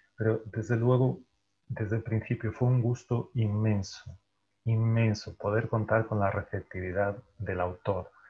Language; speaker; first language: Spanish; native; Spanish